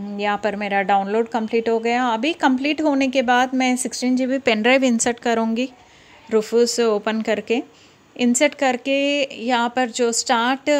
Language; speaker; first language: Hindi; non-native, local second language; Telugu